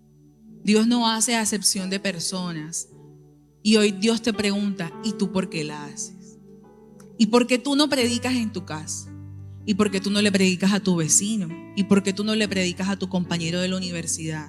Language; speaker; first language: Spanish; native; Spanish